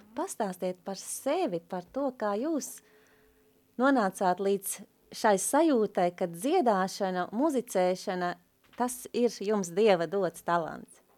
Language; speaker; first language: Latvian; native; Latvian